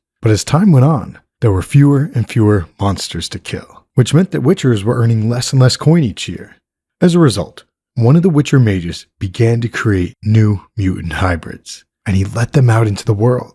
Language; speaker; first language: English; native; English